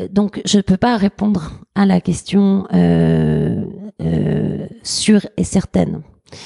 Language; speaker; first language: French; native; French